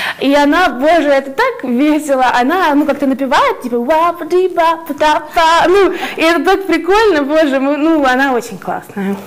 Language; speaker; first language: Russian; native; Russian